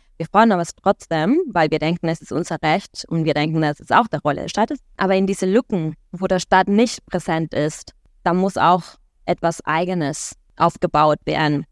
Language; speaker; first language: German; non-native, fluent; Spanish